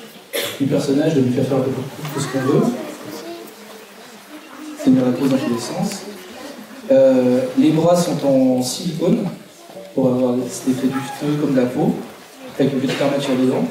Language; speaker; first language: French; native; French